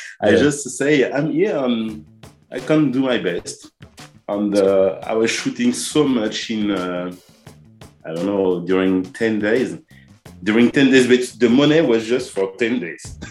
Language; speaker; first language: English; non-native, learner; French